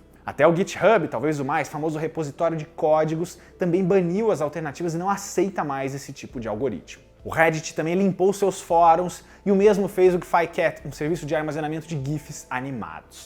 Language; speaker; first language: Portuguese; native; Portuguese